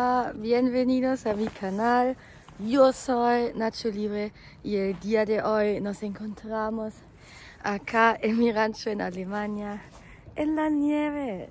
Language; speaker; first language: Spanish; non-native, fluent; German